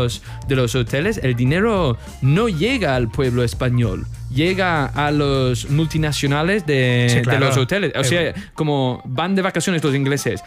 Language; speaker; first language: Spanish; non-native, fluent; English